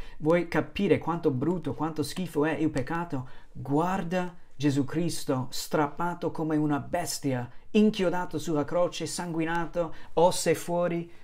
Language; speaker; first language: Italian; non-native, fluent; English